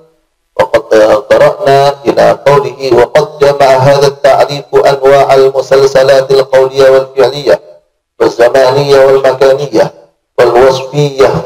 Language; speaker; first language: Arabic; non-native, local second language; Malay